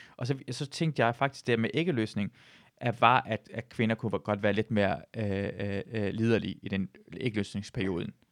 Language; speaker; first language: Danish; early bilingual, other home language; Persian